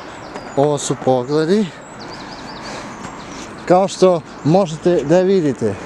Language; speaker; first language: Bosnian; early bilingual, heritage; Serbian